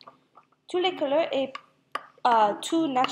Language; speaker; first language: French; non-native, learner; English